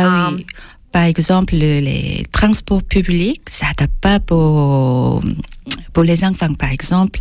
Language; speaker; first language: French; non-native, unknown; Korean